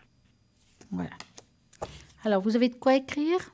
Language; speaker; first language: French; native; French